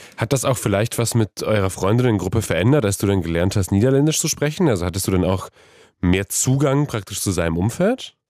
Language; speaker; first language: German; non-native, fluent; Polish